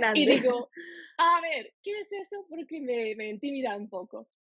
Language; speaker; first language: Spanish; non-native, fluent; English